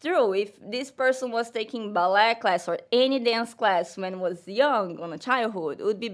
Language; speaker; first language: English; non-native, learner; Portuguese